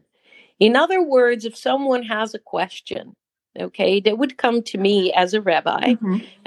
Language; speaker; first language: English; non-native, fluent; Hebrew